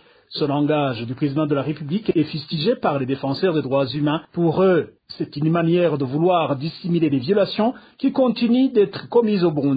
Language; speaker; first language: French; non-native, local second language; Rundi